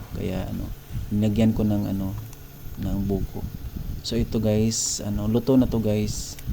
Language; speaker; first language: Filipino; non-native, local second language; Cebuano